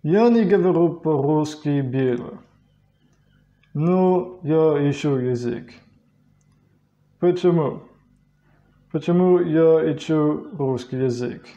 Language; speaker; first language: Russian; non-native, learner; German